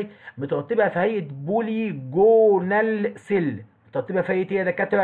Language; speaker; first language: Arabic; native; Arabic